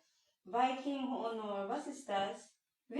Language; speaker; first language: German; non-native, learner; Filipino